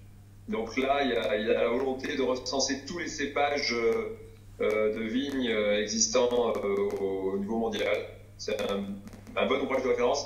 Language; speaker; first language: French; native; French